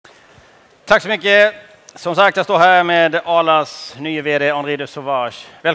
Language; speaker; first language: Swedish; native; Swedish